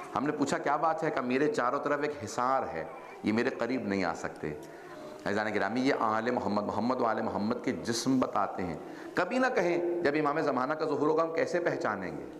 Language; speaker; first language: Urdu; native; Urdu